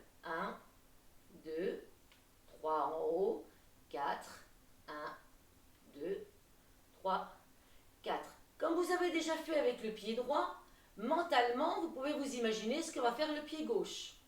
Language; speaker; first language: French; native; French